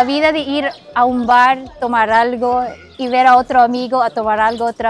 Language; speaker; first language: Spanish; non-native, fluent; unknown